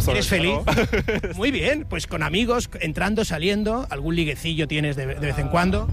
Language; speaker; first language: Spanish; native; Spanish